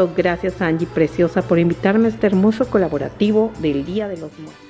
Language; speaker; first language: Spanish; native; Spanish